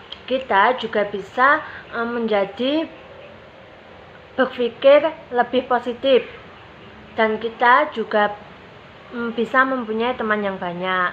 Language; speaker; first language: Indonesian; native; Indonesian